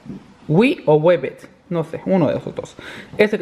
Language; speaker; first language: Spanish; native; Spanish